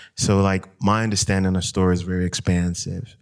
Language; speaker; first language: English; non-native, local second language; Akan